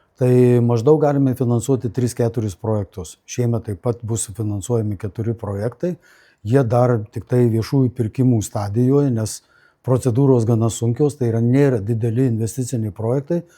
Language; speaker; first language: Lithuanian; native; Lithuanian